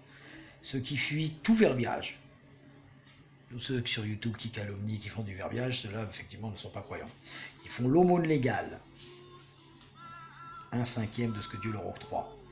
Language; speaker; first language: French; native; French